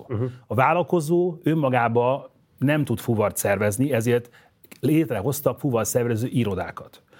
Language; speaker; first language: Hungarian; native; Hungarian